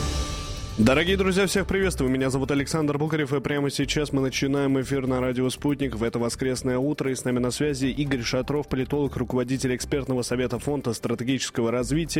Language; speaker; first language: Russian; native; Russian